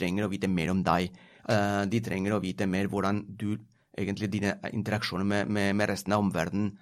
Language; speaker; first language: Norwegian; non-native, fluent; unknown